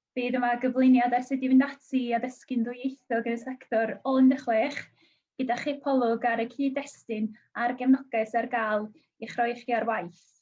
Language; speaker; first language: Welsh; native; Welsh